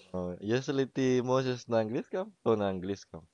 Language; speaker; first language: Russian; non-native, learner; Indonesian